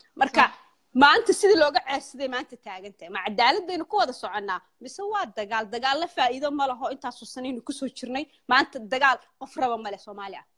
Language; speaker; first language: Somali; early bilingual, heritage; Somali